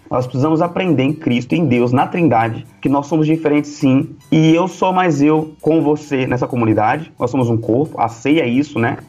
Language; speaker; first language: Portuguese; native; Portuguese